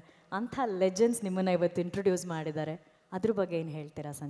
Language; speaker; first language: Kannada; native; Kannada